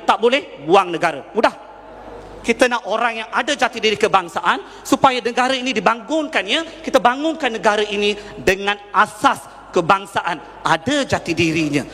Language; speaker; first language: Malay; non-native, local second language; Tamil